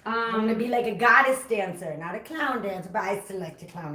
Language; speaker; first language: English; native; English